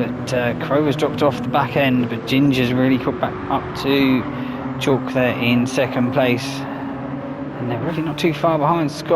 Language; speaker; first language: English; native; English